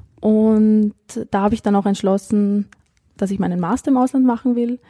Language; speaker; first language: German; native; German